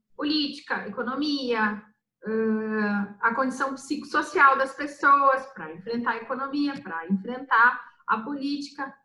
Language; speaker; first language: Portuguese; native; Portuguese